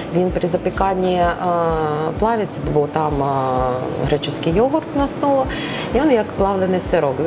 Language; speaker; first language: Ukrainian; non-native, local second language; Russian